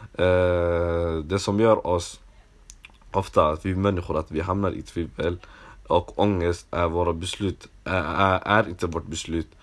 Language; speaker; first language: Swedish; non-native, local second language; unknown